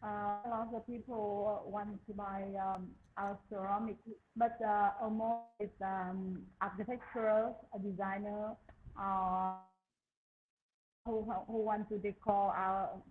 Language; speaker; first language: English; non-native, learner; Vietnamese